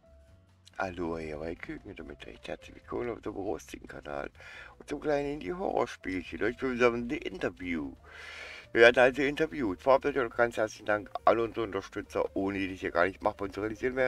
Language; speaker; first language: German; native; German